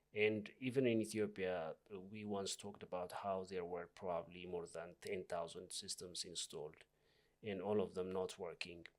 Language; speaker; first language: English; non-native, local second language; Amharic